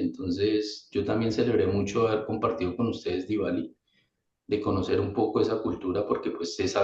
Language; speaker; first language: Spanish; native; Spanish